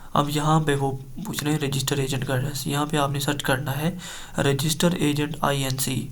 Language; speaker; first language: Urdu; non-native, local second language; Punjabi